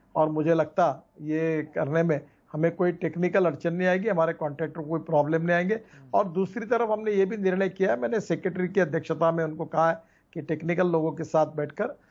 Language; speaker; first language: Hindi; non-native, local second language; Marathi